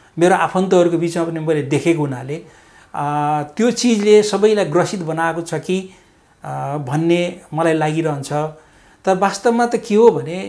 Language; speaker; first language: Nepali; non-native, local second language; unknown